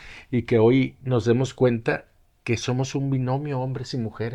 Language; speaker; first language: Spanish; native; Spanish